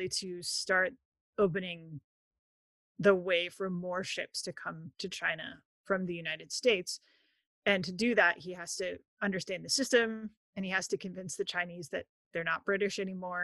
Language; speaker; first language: English; native; English